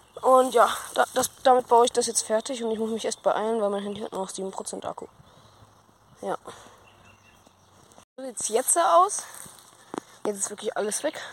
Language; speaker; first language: German; native; German